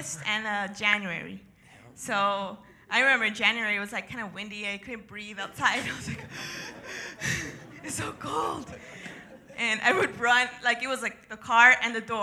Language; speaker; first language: English; native; English